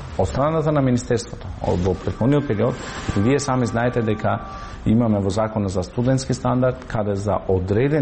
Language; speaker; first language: Macedonian; non-native, local second language; Albanian